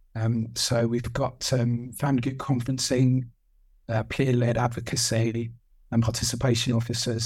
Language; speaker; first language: English; native; English